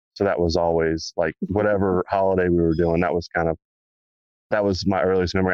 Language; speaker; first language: English; native; English